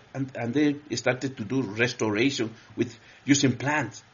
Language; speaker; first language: English; non-native, learner; Spanish